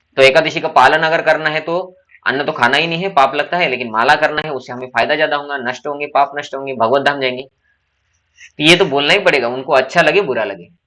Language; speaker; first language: Hindi; non-native, local second language; Marathi